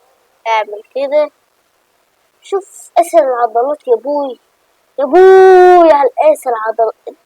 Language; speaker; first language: Arabic; native; Arabic